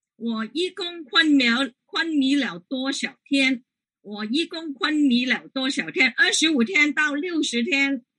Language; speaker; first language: Chinese; non-native, local second language; Cantonese